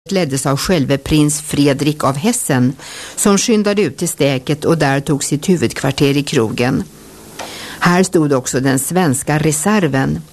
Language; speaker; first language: Swedish; native; Swedish